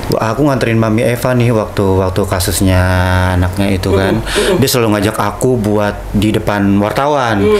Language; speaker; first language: Indonesian; native; Indonesian